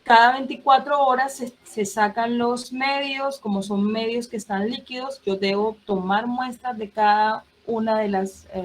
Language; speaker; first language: Spanish; native; Spanish